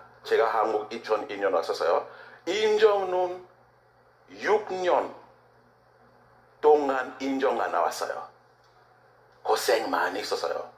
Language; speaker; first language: Korean; non-native, learner; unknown